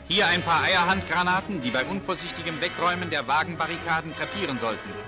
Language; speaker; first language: German; native; German